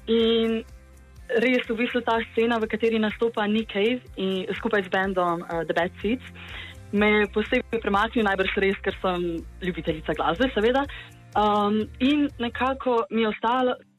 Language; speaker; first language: Slovenian; native; Slovenian